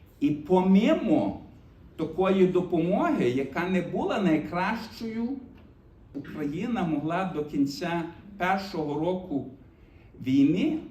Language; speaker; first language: Ukrainian; early bilingual, heritage; Ukrainian